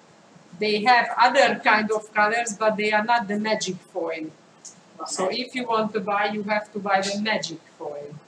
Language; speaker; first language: English; non-native, fluent; Hungarian